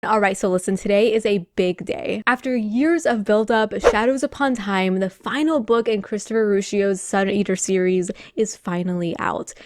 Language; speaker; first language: English; native; English